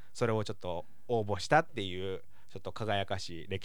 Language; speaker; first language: Japanese; native; Japanese